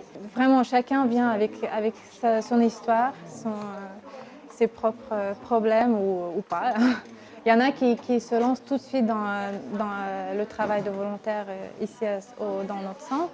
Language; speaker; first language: French; non-native, fluent; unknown